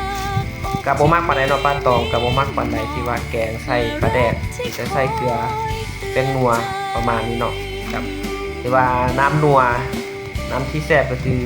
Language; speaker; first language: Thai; non-native, local second language; Lao